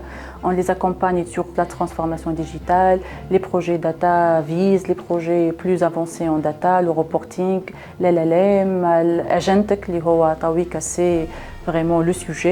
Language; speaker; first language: French; non-native, local second language; Arabic